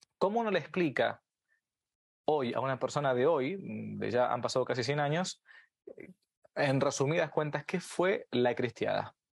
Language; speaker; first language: Spanish; native; Spanish